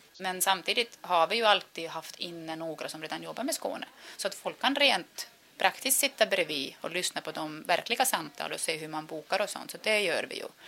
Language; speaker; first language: Swedish; non-native, fluent; Estonian